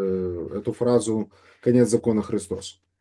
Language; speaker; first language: Russian; native; Russian